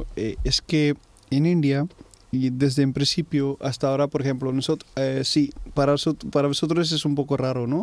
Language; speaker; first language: Catalan; non-native, learner; Punjabi